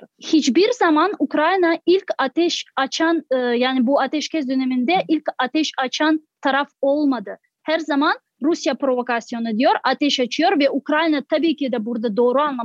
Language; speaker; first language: Turkish; non-native, fluent; Crimean Tatar